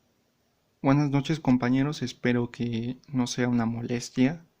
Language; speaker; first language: Spanish; native; Spanish